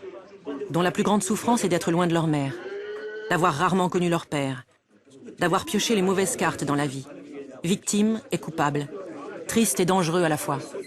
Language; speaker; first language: French; native; French